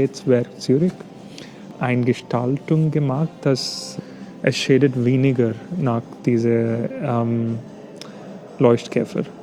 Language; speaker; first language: German; non-native, fluent; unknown